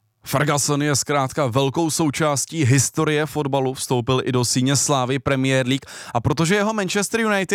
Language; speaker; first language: Czech; native; Czech